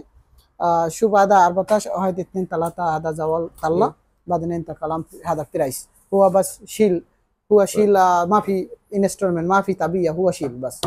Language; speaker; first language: Arabic; non-native, learner; Bangla